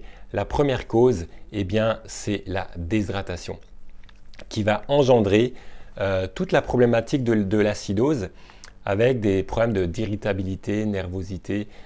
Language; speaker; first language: French; native; French